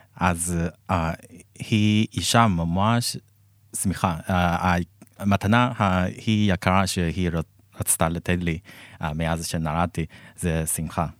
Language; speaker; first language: Hebrew; non-native, fluent; Chinese